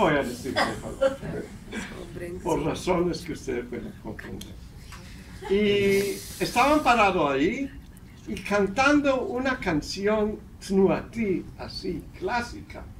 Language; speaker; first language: Spanish; non-native, fluent; Hebrew